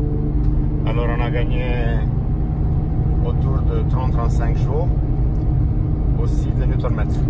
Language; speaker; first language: French; non-native, fluent; Romanian